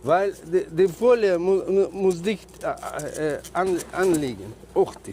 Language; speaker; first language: German; non-native, learner; Russian